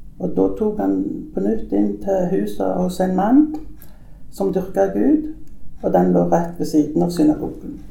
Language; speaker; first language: Norwegian; native; Norwegian